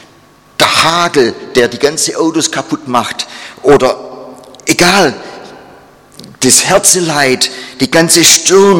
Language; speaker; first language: German; non-native, fluent; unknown